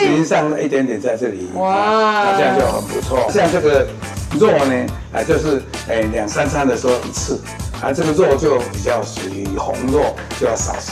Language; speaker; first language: Chinese; native; Chinese